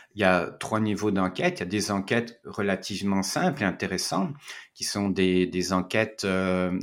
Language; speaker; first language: French; native; French